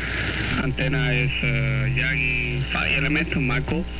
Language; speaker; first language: English; non-native, learner; Spanish